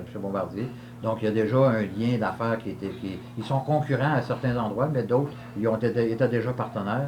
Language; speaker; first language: French; native; French